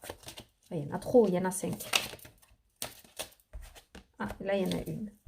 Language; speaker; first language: French; native; French